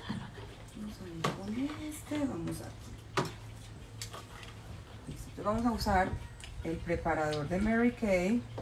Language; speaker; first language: Spanish; native; Spanish